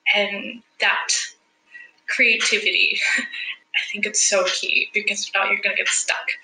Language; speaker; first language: English; non-native, fluent; Spanish